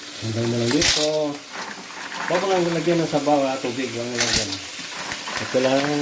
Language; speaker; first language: Filipino; non-native, local second language; Cebuano